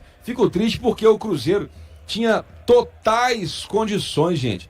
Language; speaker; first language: Portuguese; native; Portuguese